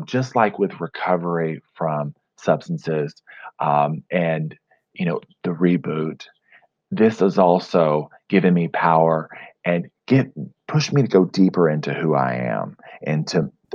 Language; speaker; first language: English; native; English